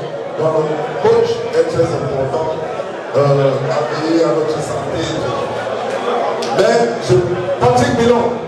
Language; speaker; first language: French; non-native, learner; English